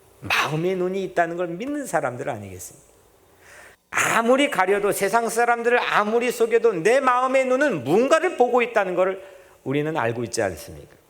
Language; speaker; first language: Korean; native; Korean